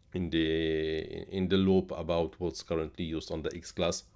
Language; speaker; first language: English; non-native, fluent; Polish